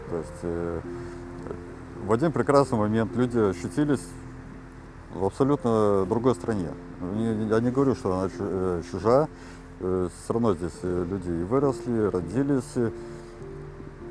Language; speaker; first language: Russian; native; Russian